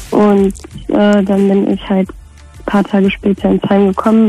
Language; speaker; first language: German; native; German